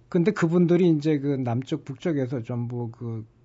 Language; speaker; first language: Korean; native; Korean